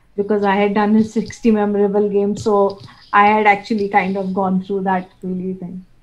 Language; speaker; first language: English; non-native, local second language; Bangla